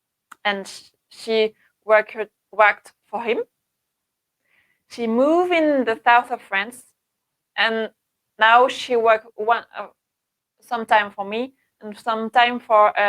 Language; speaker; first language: English; non-native, learner; French